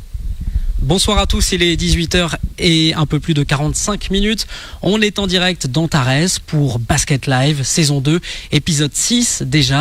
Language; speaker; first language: French; native; French